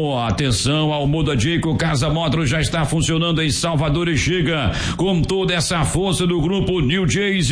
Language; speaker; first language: Portuguese; native; Portuguese